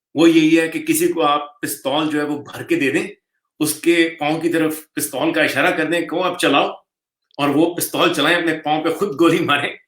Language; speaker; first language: Urdu; non-native, local second language; Punjabi